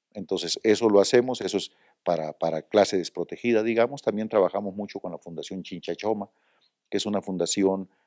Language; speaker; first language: Spanish; native; Spanish